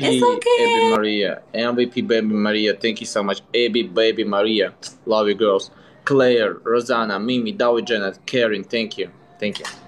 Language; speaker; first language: English; non-native, learner; Russian